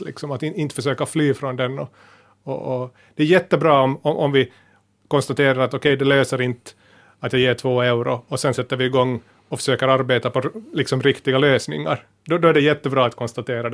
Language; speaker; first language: Swedish; native; Swedish